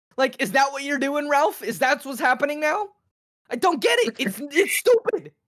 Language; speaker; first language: English; native; English